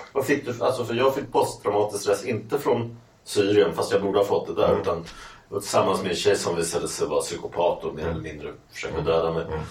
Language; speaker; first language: Swedish; native; Swedish